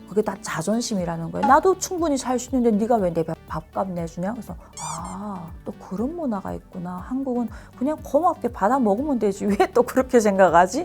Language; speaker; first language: Korean; native; Korean